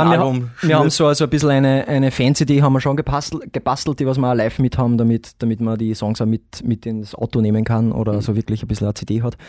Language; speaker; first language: German; native; German